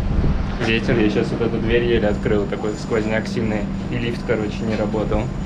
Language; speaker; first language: Russian; native; Russian